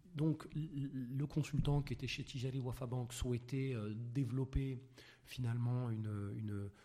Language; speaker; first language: French; native; French